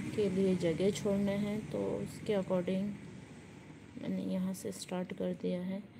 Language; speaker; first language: Hindi; native; Hindi